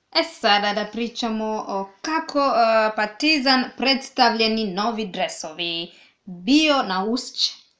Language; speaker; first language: Serbian; non-native, learner; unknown